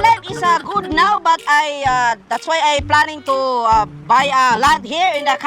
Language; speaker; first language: English; non-native, learner; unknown